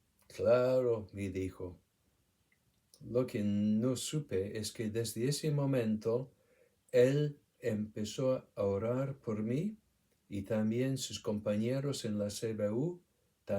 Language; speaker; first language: Spanish; non-native, fluent; English